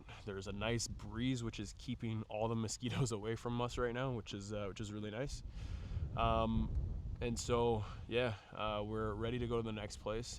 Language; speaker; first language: English; native; English